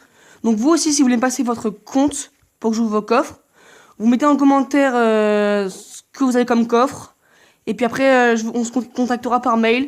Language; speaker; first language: French; native; French